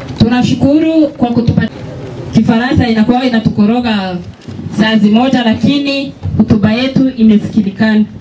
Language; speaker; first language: Swahili; non-native, local second language; Kinyarwanda